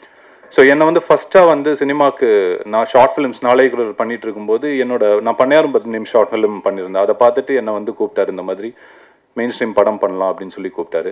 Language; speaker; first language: Tamil; native; Tamil